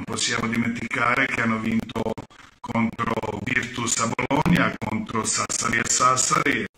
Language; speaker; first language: Italian; non-native, fluent; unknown